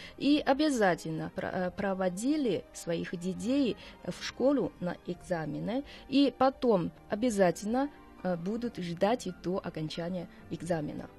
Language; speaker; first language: Russian; non-native, fluent; Chinese